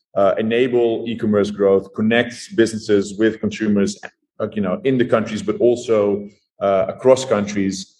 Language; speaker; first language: English; non-native, fluent; Dutch